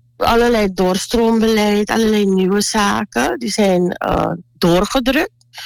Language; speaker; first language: Dutch; native; Dutch